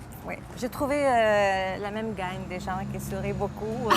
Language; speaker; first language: French; non-native, fluent; Russian